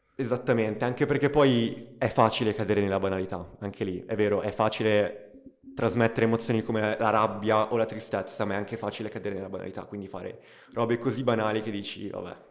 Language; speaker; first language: Italian; early bilingual, other home language; Russian